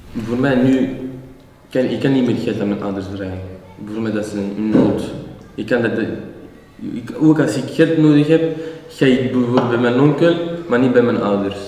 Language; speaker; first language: Dutch; non-native, local second language; French